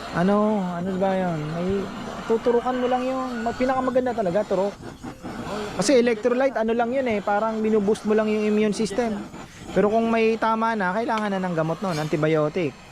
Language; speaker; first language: Filipino; native; Filipino